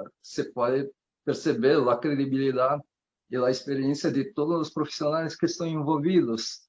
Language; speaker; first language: Spanish; non-native, learner; Portuguese